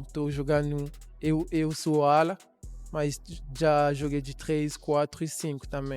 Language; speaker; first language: Portuguese; non-native, learner; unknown